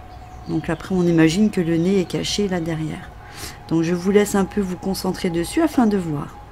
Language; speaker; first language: French; native; French